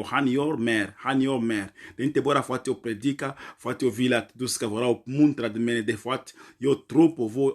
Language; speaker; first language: Swedish; non-native, fluent; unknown